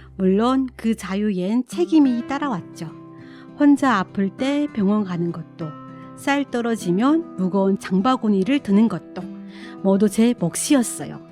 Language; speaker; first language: Korean; non-native, fluent; Chinese